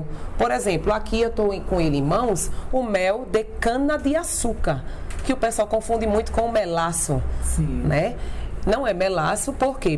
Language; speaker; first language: Portuguese; native; Portuguese